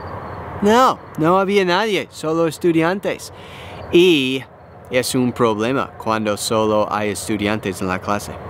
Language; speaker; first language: Spanish; non-native, learner; English